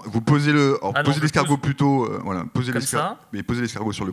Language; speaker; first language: French; native; French